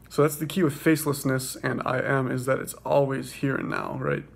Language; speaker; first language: English; native; English